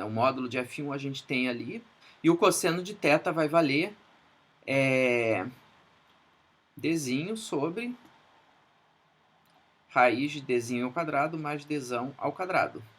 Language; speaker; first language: Portuguese; native; Portuguese